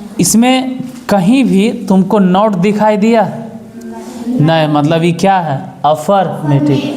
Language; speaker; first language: Hindi; native; Hindi